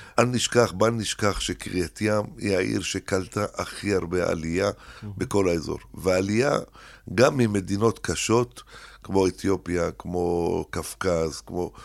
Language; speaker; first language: Hebrew; early bilingual, other home language; Arabic